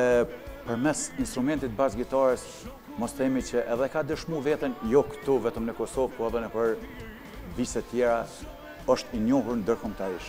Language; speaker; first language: Albanian; native; Albanian